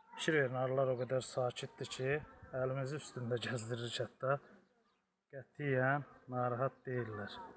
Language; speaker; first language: Azerbaijani; native; Azerbaijani